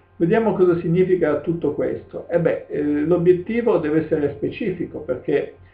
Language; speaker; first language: Italian; native; Italian